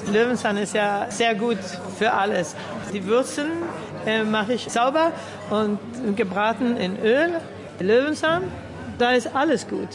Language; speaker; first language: German; early bilingual, heritage; German